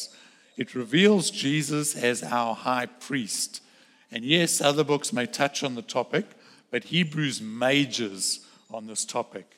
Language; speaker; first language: English; native; English